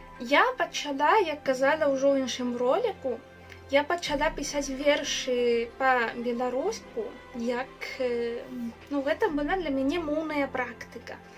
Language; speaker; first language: Belarusian; non-native, fluent; Spanish